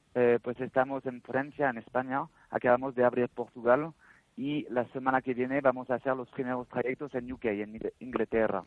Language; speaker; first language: Spanish; non-native, fluent; French